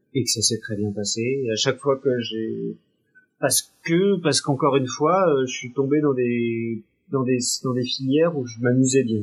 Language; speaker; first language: French; native; French